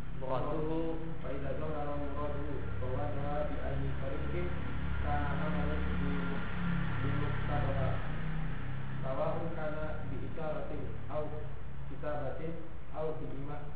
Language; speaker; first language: Arabic; non-native, fluent; Indonesian